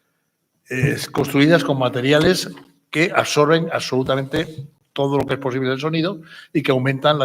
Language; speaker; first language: Spanish; native; Spanish